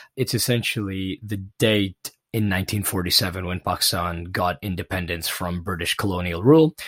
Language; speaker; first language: English; non-native, local second language; Urdu